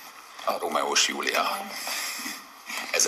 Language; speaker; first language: Hungarian; native; Hungarian